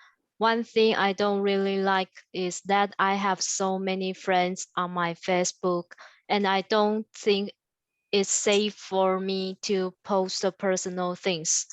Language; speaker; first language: English; non-native, learner; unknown